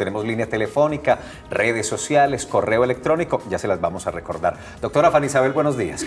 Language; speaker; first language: Spanish; native; Spanish